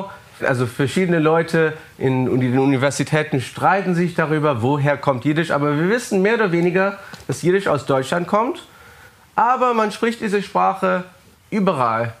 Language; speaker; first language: German; non-native, fluent; English